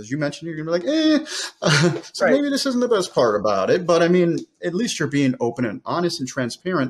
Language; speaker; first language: English; native; English